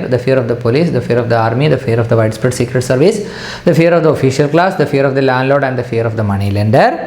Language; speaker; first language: English; non-native, local second language; Malayalam